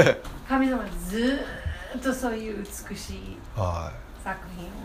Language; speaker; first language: Japanese; non-native, fluent; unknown